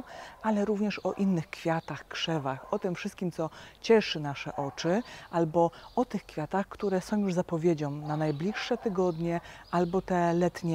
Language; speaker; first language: Polish; native; Polish